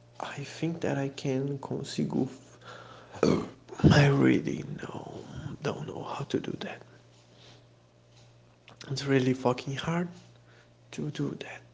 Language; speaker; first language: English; non-native, fluent; Portuguese